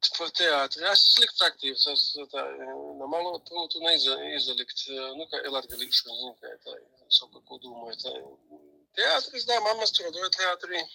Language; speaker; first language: Latvian; native; Latvian